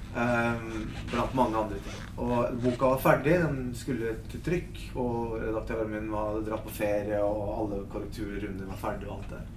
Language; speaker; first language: Norwegian; early bilingual, other home language; Spanish